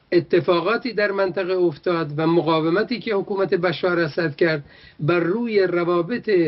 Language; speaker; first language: Persian; non-native, local second language; Kurdish